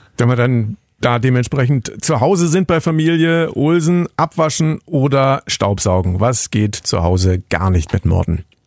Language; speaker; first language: German; native; German